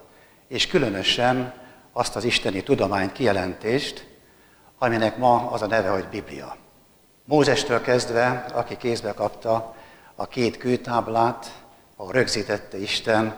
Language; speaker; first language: Hungarian; native; Hungarian